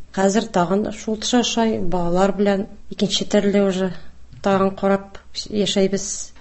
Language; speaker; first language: Tatar; non-native, local second language; Russian